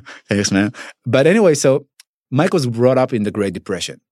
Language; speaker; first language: English; non-native, fluent; Hebrew